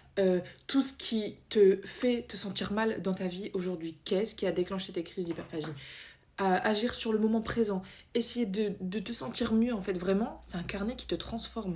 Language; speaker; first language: French; native; French